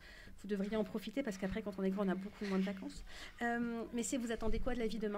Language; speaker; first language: French; native; French